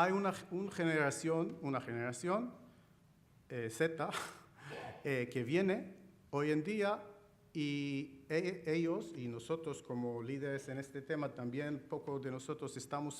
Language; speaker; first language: Spanish; non-native, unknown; Chinese